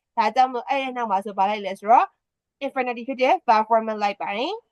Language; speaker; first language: English; non-native, fluent; Burmese